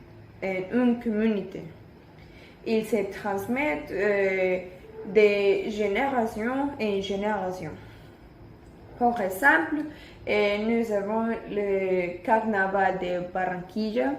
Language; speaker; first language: French; non-native, learner; Spanish